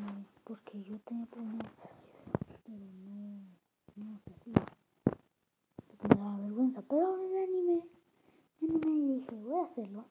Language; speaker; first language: Spanish; early bilingual, other home language; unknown